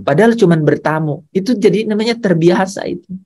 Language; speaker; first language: Indonesian; native; Indonesian